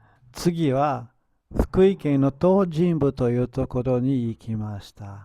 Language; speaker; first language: Japanese; non-native, fluent; Portuguese